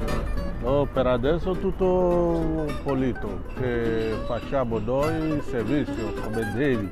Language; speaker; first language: Italian; non-native, learner; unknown